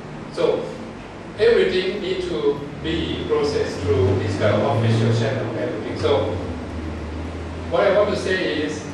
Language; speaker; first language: English; non-native, fluent; Thai